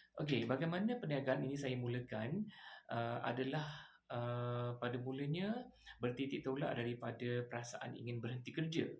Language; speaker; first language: Malay; native; Malay